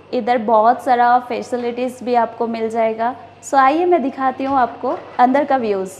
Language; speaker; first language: Hindi; non-native, local second language; Kannada